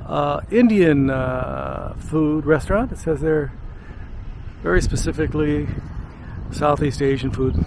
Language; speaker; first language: English; native; English